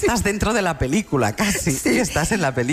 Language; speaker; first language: Spanish; native; Spanish